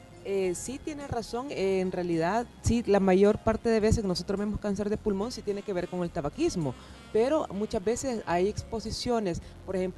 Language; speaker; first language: Spanish; native; Spanish